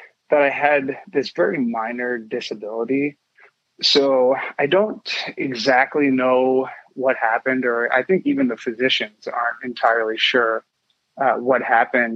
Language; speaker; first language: English; native; English